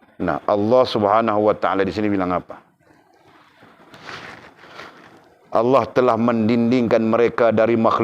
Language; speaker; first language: Malay; native; Malay